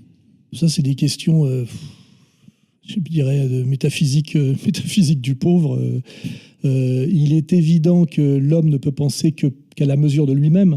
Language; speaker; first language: French; native; French